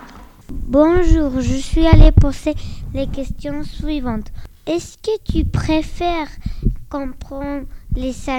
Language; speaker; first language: French; non-native, learner; Spanish